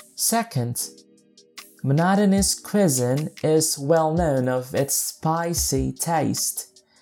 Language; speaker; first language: English; non-native, fluent; Indonesian